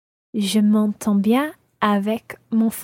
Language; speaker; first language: French; non-native, learner; English